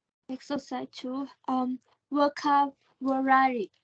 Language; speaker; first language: English; non-native, learner; Thai